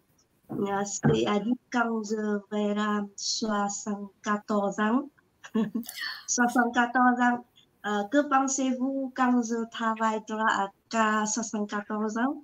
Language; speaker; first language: French; non-native, learner; Vietnamese